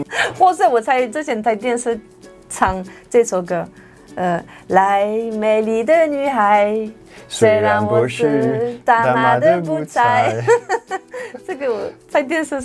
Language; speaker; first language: Chinese; non-native, fluent; French